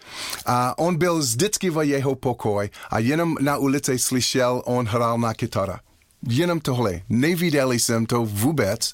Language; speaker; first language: Czech; non-native, learner; English